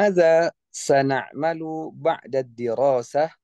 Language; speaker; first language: Arabic; non-native, learner; Indonesian